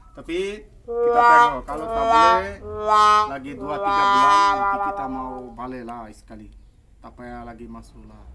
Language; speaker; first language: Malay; non-native, learner; Bangla